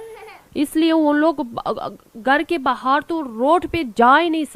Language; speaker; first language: Hindi; non-native, learner; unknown